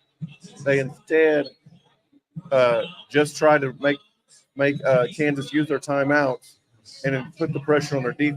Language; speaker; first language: English; native; English